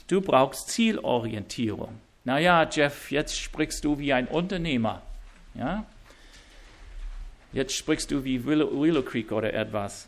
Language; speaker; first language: German; non-native, fluent; English